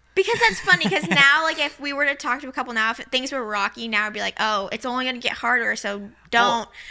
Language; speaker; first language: English; native; English